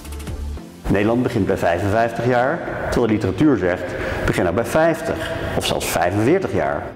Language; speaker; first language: Dutch; native; Dutch